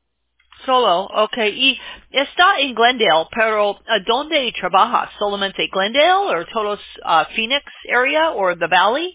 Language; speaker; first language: Spanish; non-native, learner; English